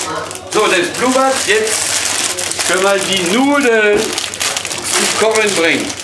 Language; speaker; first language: German; non-native, fluent; French